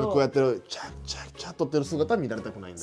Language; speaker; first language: Japanese; non-native, fluent; Spanish